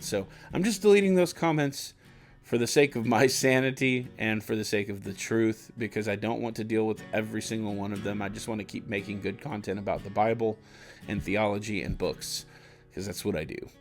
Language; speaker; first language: English; native; English